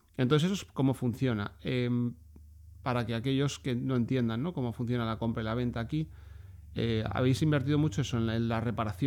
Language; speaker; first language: Spanish; native; Spanish